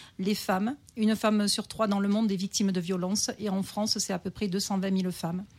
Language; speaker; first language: French; native; French